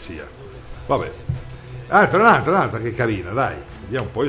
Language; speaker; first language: Italian; native; Italian